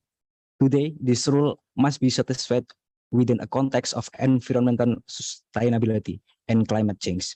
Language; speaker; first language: English; non-native, learner; Indonesian